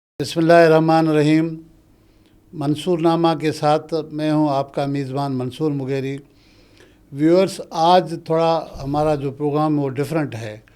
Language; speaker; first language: Urdu; non-native, local second language; Sindhi